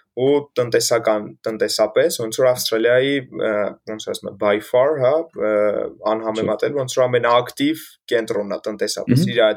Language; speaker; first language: Armenian; native; Armenian